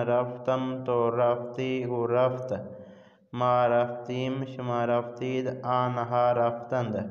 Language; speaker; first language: Persian; non-native, fluent; Urdu